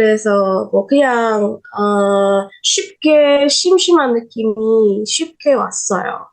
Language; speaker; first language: Korean; non-native, learner; Indonesian